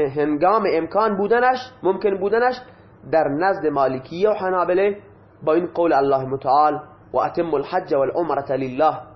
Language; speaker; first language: Persian; non-native, local second language; Baluchi